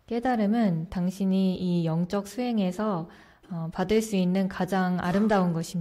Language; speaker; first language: Korean; native; Korean